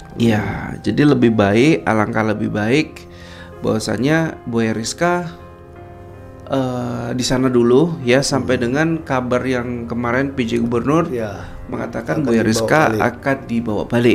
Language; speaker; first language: Indonesian; native; Indonesian